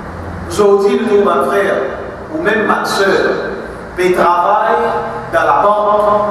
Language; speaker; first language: French; non-native, local second language; Morisyen